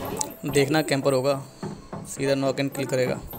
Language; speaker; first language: Hindi; native; Hindi